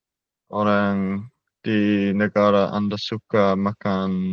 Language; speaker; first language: Indonesian; non-native, learner; English